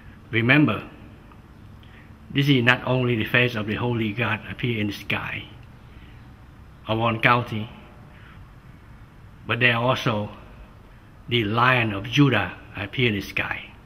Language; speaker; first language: English; non-native, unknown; Vietnamese